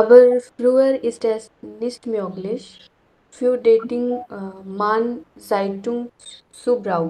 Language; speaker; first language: German; non-native, learner; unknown